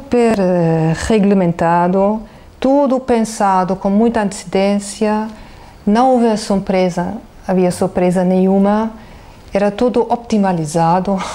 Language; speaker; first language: Portuguese; non-native, fluent; German